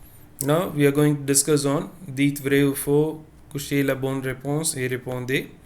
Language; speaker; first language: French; non-native, fluent; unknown